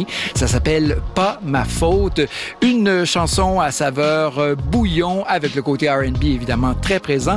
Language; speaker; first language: French; native; French